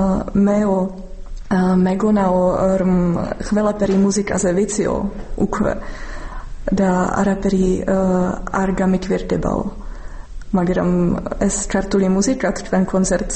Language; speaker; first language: Georgian; non-native, fluent; Czech